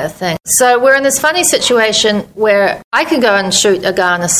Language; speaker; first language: English; native; English